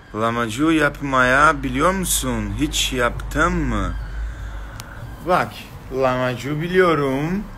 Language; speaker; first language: Turkish; non-native, learner; Portuguese